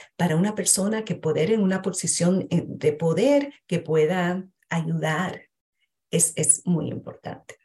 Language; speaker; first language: Spanish; early bilingual, heritage; Spanish